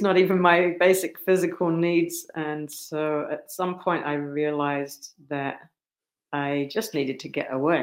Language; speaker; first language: English; native; English